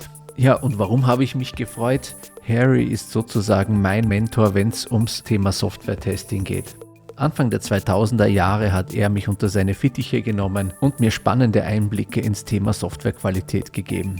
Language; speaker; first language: German; native; German